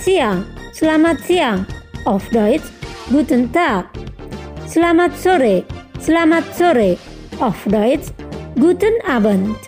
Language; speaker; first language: German; non-native, fluent; Indonesian